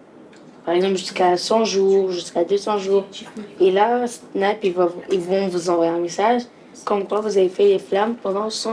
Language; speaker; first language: French; native; French